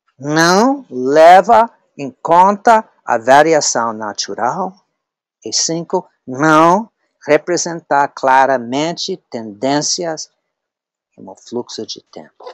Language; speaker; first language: Portuguese; non-native, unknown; English